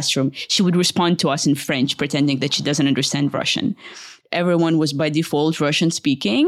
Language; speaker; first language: English; early bilingual, other home language; Russian